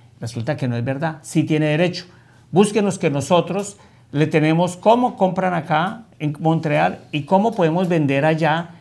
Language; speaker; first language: Spanish; native; Spanish